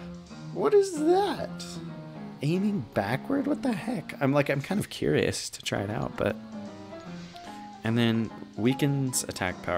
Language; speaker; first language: English; native; English